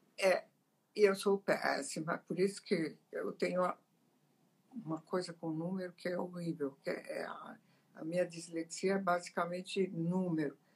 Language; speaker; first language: Portuguese; early bilingual, other home language; Italian